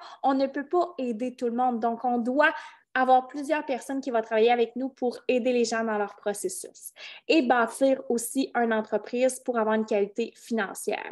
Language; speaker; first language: French; native; French